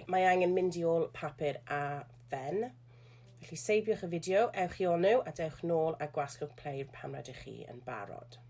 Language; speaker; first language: Welsh; non-native, local second language; English